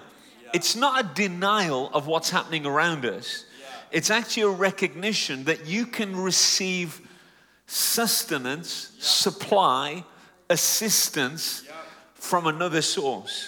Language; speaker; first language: English; native; English